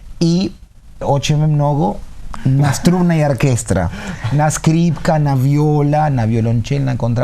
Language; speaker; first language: Ukrainian; non-native, learner; Spanish